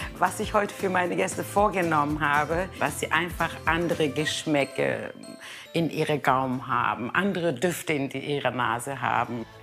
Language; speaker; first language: German; non-native, fluent; Kurdish